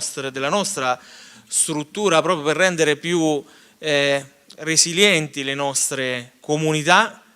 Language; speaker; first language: Italian; native; Italian